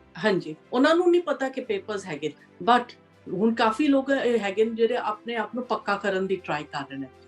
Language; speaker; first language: Punjabi; early bilingual, heritage; Punjabi